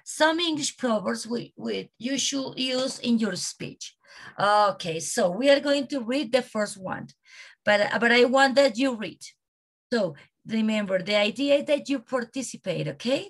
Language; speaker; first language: English; non-native, learner; Spanish